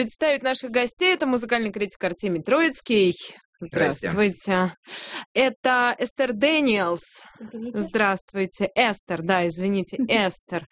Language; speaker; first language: Russian; native; Russian